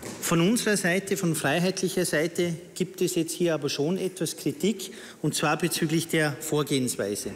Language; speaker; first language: German; native; German